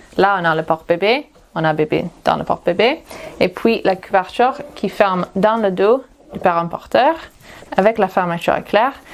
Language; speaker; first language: French; non-native, fluent; English